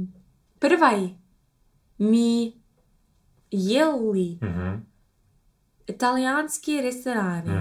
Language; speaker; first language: Russian; non-native, learner; English